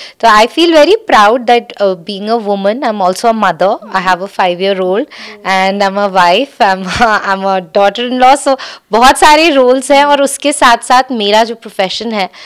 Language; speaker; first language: Hindi; native; Hindi